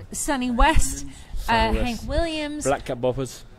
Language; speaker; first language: English; native; English